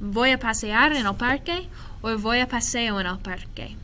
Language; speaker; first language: Spanish; non-native, fluent; English